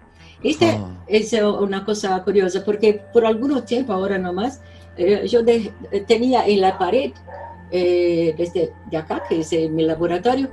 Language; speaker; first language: Spanish; non-native, fluent; Portuguese